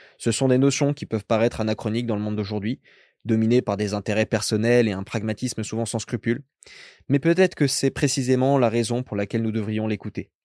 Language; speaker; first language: French; native; French